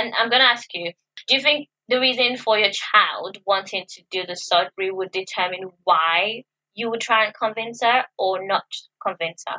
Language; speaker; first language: English; non-native, local second language; Yoruba